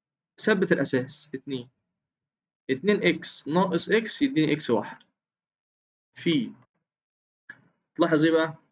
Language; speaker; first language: Arabic; native; Arabic